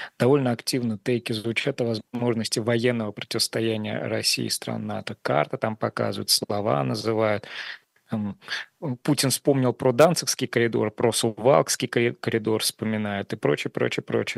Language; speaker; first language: Russian; native; Russian